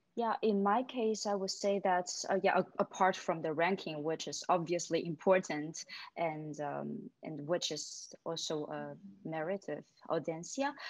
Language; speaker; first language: English; non-native, fluent; Chinese